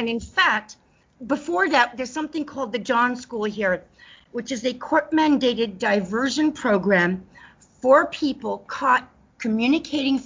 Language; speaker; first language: English; native; English